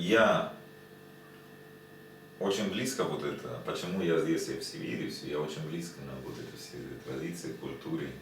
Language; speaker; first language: Russian; non-native, learner; Spanish